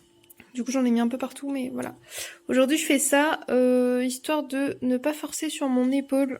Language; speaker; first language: French; native; French